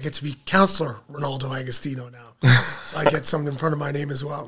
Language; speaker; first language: English; native; English